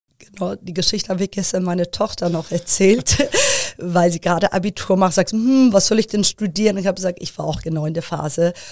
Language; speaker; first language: German; early bilingual, other home language; Persian